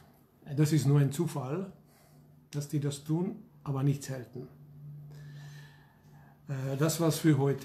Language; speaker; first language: German; non-native, fluent; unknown